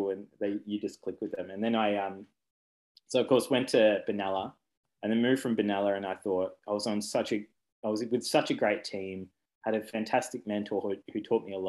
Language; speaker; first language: English; native; English